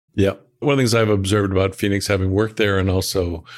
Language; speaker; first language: English; native; English